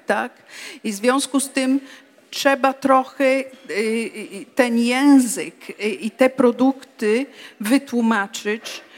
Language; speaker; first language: Polish; non-native, fluent; Italian